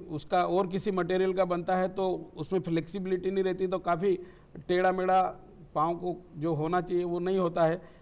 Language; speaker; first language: Hindi; native; Hindi